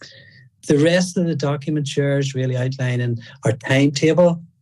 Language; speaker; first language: English; native; English